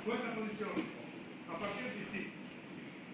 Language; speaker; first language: Italian; non-native, learner; Romanian